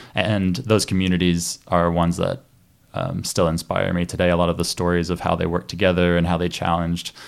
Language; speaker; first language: English; native; English